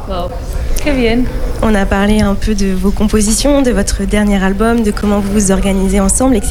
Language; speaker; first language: French; native; French